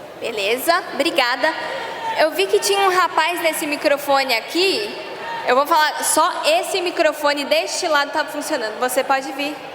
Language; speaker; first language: Portuguese; native; Portuguese